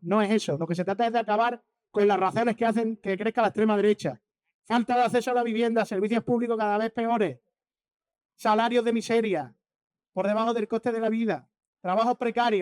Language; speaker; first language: Spanish; native; Spanish